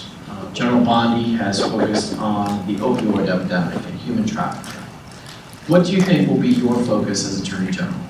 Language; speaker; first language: English; native; English